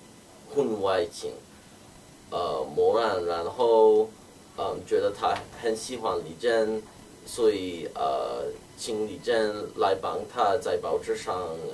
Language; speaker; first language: Chinese; non-native, learner; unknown